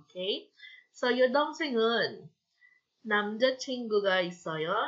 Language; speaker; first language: Korean; non-native, fluent; Filipino